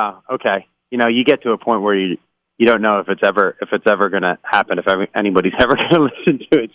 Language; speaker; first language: English; native; English